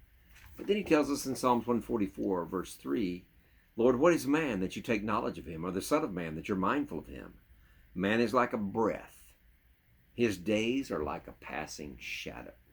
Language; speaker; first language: English; native; English